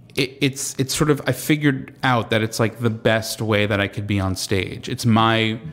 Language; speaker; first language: English; native; English